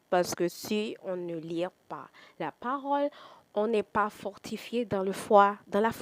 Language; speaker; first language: French; non-native, fluent; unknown